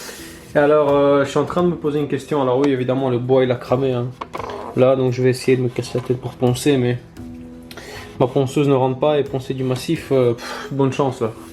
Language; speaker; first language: French; native; French